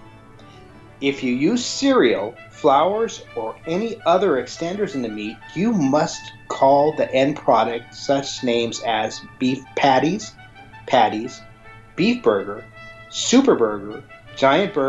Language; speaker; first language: English; native; English